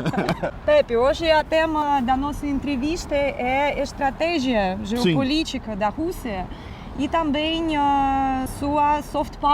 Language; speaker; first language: Portuguese; non-native, fluent; Russian